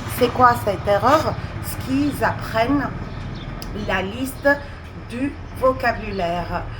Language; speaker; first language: French; non-native, local second language; Arabic